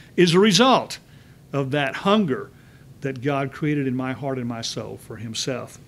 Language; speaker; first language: English; native; English